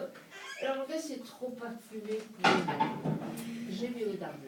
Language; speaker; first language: French; native; French